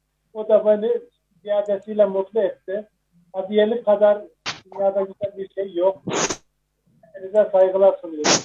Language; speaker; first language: Turkish; native; Turkish